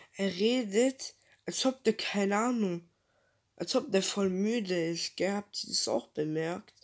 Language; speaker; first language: German; early bilingual, other home language; Turkish